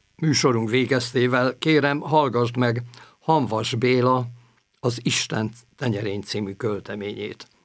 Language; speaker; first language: Hungarian; native; Hungarian